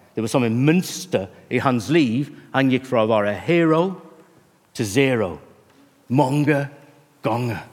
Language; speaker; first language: Norwegian; non-native, fluent; English